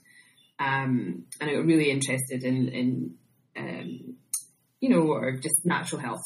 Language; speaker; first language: English; native; English